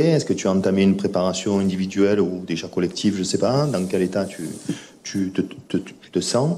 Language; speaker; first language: French; native; French